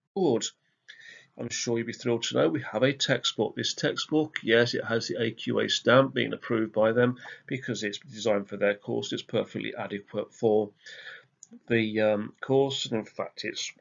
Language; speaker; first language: English; native; English